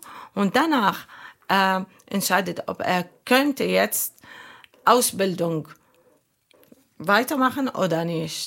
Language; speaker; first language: German; non-native, fluent; Arabic